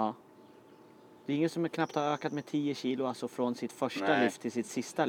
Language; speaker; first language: Swedish; native; Swedish